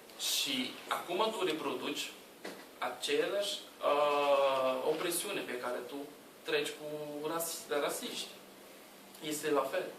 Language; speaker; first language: Romanian; non-native, learner; Portuguese